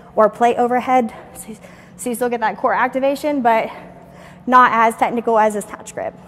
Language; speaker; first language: English; native; English